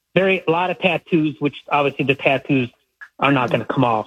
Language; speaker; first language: English; native; English